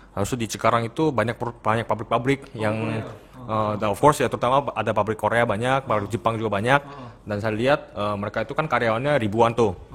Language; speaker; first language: Indonesian; early bilingual, other home language; Korean